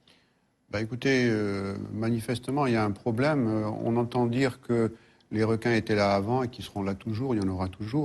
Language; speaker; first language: French; native; French